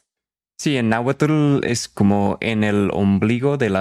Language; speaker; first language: Spanish; non-native, fluent; English